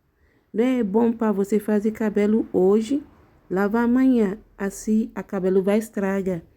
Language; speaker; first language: Portuguese; non-native, learner; English